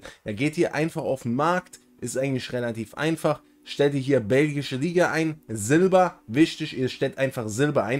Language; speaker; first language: German; native; German